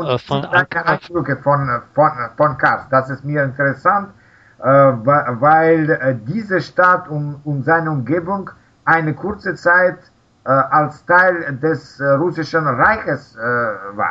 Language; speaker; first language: German; non-native, learner; Russian